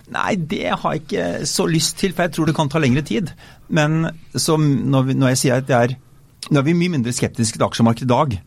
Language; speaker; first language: Norwegian; native; Norwegian